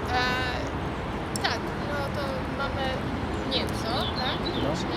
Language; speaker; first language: Polish; non-native, learner; Afrikaans